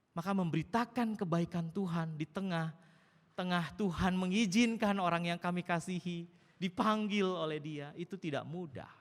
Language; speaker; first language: Indonesian; native; Indonesian